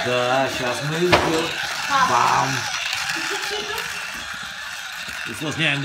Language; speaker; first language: Russian; native; Russian